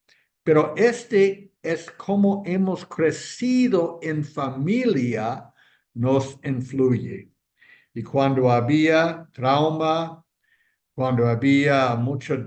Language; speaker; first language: Spanish; non-native, fluent; English